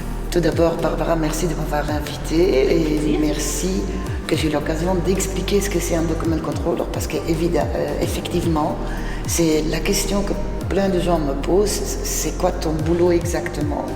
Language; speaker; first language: French; non-native, fluent; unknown